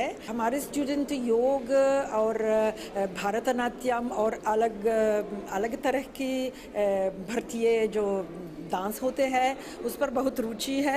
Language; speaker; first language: Hindi; non-native, fluent; Italian